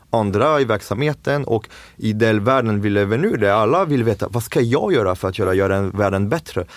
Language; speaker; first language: Swedish; non-native, fluent; French